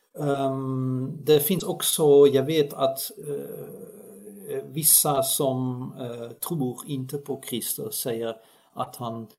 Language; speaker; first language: Swedish; non-native, fluent; Dutch